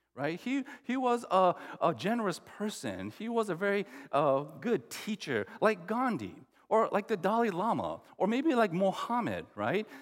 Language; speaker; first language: English; native; English